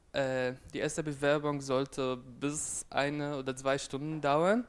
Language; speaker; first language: German; non-native, fluent; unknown